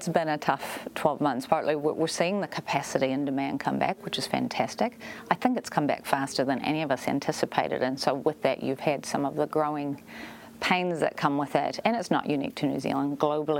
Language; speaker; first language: English; native; English